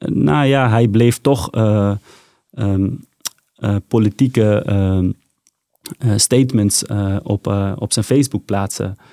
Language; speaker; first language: Dutch; early bilingual, other home language; Persian